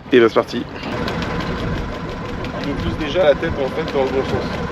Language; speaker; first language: French; native; French